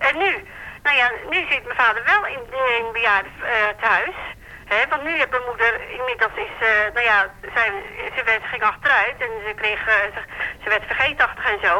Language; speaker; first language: Dutch; native; Dutch